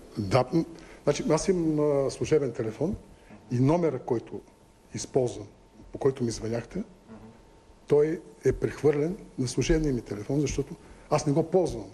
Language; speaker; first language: Bulgarian; native; Bulgarian